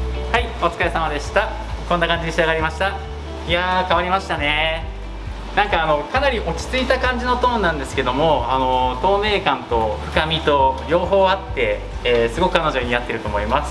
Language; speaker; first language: Japanese; native; Japanese